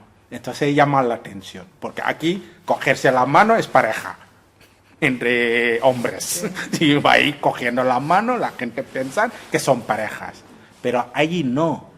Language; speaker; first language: Spanish; non-native, fluent; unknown